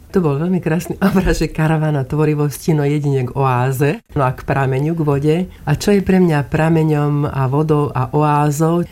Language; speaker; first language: Slovak; native; Slovak